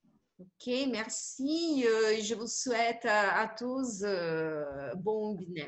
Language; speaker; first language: French; non-native, fluent; Portuguese